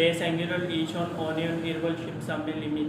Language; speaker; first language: Korean; non-native, learner; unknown